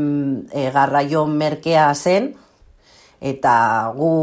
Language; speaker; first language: Basque; non-native, local second language; Spanish